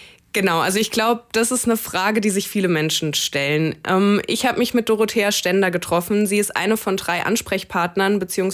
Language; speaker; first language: German; native; German